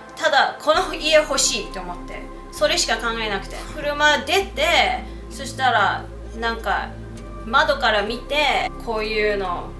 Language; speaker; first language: Japanese; non-native, fluent; English